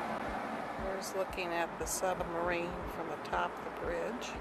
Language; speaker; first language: English; native; English